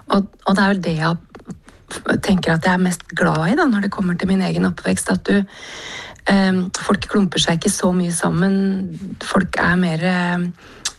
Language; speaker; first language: Norwegian; native; Norwegian